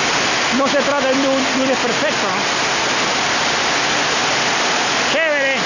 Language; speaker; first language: Spanish; native; Spanish